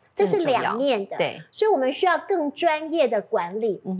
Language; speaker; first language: Chinese; native; Chinese